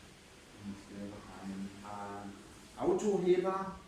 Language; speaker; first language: German; non-native, fluent; English